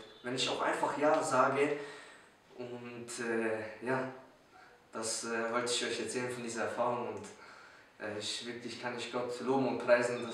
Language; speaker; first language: German; early bilingual, other home language; Polish